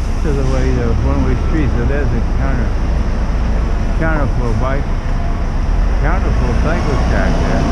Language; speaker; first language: English; native; English